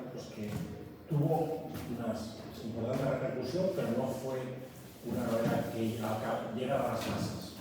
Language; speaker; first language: Spanish; native; Spanish